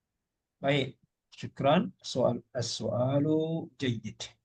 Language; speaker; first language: Malay; native; Malay